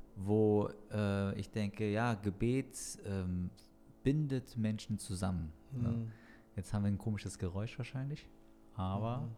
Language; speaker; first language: German; native; German